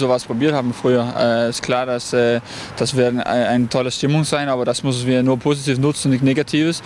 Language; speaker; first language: German; non-native, fluent; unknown